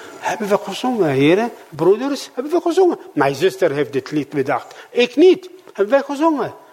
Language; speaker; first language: Dutch; non-native, fluent; Arabic